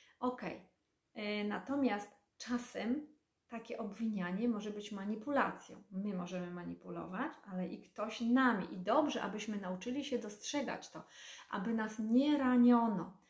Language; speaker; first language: Polish; native; Polish